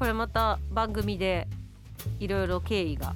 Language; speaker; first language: Japanese; native; Japanese